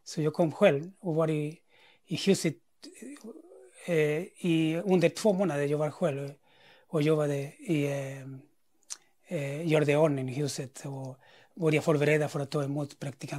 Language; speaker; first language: Swedish; non-native, fluent; Spanish